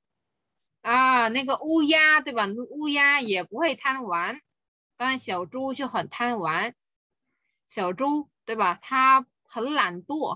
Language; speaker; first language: Chinese; non-native, fluent; Vietnamese